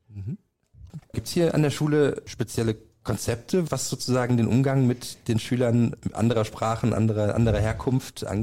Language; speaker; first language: German; native; German